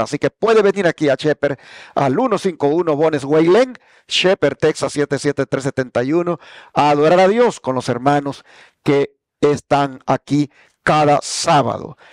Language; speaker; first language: Spanish; native; Spanish